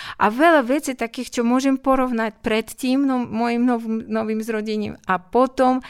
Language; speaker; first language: Slovak; non-native, fluent; Russian